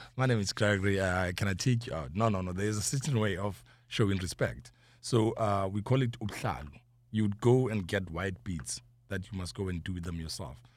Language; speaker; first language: English; non-native, local second language; Zulu